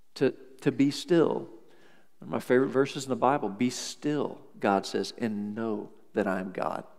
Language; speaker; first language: English; native; English